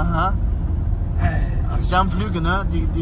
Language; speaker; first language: German; non-native, learner; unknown